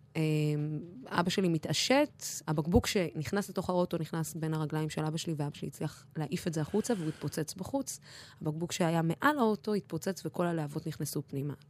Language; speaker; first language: Hebrew; non-native, local second language; Arabic